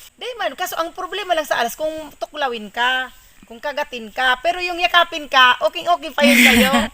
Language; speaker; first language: Filipino; non-native, local second language; Bikol